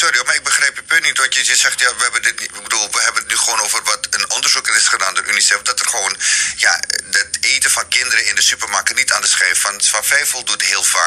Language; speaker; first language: Dutch; native; Dutch